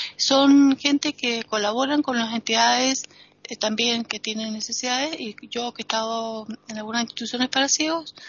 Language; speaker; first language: Spanish; native; Spanish